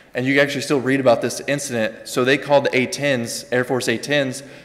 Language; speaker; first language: English; native; English